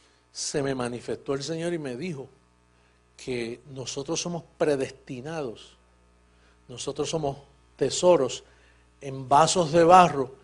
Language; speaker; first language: Spanish; native; Spanish